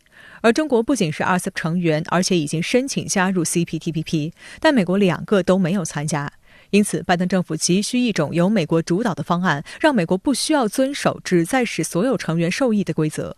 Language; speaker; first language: Chinese; native; Chinese